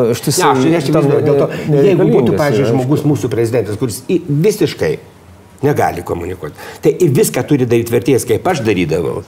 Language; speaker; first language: Lithuanian; native; Lithuanian